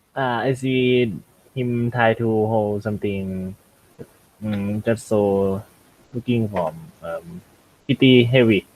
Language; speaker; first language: English; non-native, learner; Thai